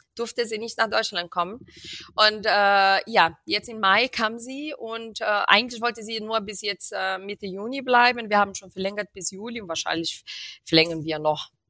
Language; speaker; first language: German; non-native, fluent; Portuguese